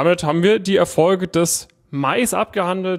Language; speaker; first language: German; native; German